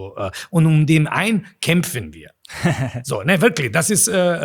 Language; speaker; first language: German; non-native, fluent; Bosnian